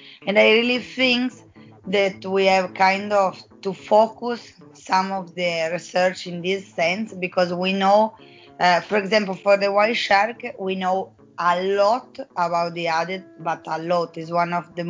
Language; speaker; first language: English; non-native, fluent; Italian